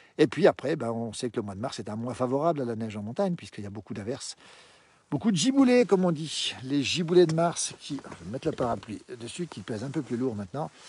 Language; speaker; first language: French; native; French